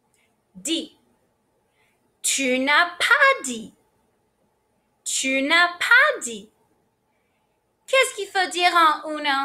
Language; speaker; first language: French; non-native, fluent; English